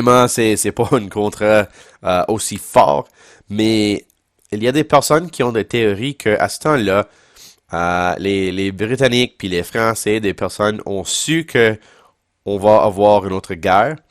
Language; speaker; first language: French; non-native, local second language; English